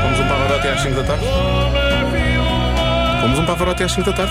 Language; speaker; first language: Portuguese; native; Portuguese